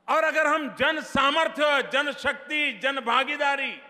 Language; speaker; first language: Hindi; non-native, local second language; Gujarati